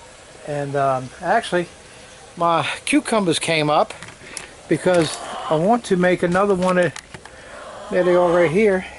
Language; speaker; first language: English; native; English